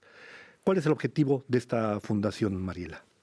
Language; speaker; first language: Spanish; native; Spanish